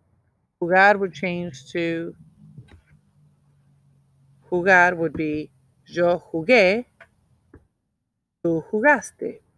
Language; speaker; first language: Spanish; non-native, fluent; English